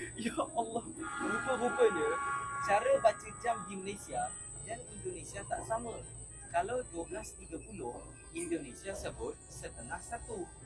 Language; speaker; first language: Malay; native; Malay